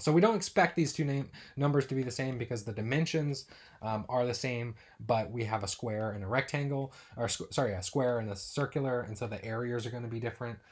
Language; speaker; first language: English; native; English